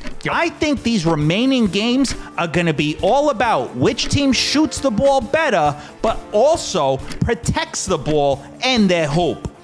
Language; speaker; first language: English; native; English